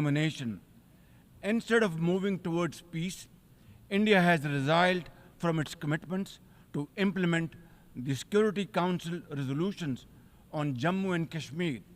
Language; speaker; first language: English; non-native, local second language; Urdu